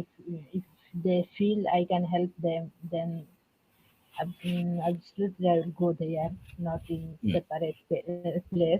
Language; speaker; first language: English; non-native, learner; Odia